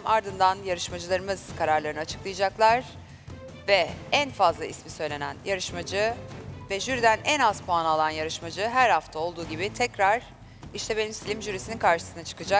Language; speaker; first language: Turkish; native; Turkish